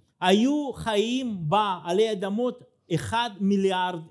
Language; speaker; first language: Hebrew; non-native, fluent; Russian